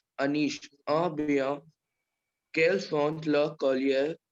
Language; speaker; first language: French; non-native, learner; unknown